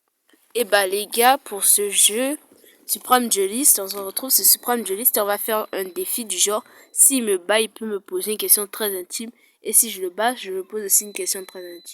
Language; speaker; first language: French; native; French